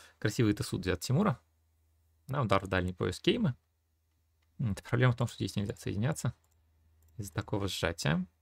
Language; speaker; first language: Russian; native; Russian